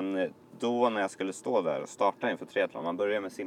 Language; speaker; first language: Swedish; native; Swedish